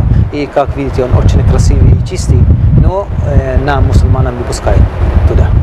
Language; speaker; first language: Russian; non-native, learner; Arabic